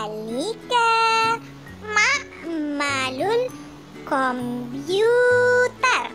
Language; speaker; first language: Arabic; non-native, learner; Malay